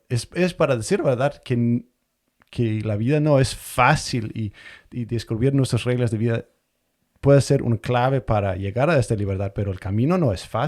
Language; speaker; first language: Spanish; non-native, fluent; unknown